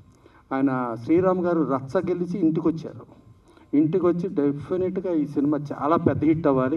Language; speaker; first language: Telugu; native; Telugu